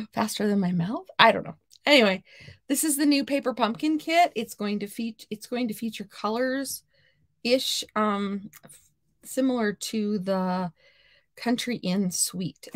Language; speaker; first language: English; native; English